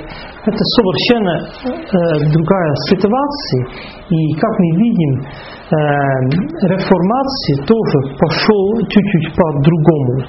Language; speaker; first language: Russian; non-native, fluent; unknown